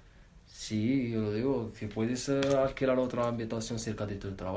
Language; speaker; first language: Spanish; non-native, learner; Arabic